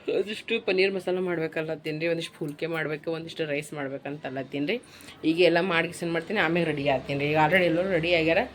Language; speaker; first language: Kannada; native; Kannada